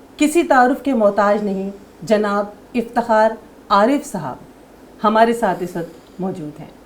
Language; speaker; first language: Urdu; native; Urdu